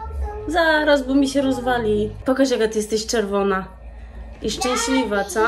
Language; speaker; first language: Polish; native; Polish